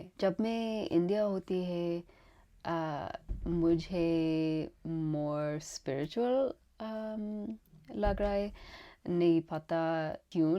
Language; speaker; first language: Hindi; non-native, learner; English